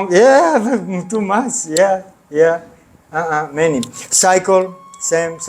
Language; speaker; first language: English; non-native, learner; Italian